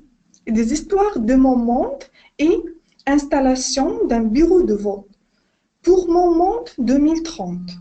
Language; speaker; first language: French; non-native, learner; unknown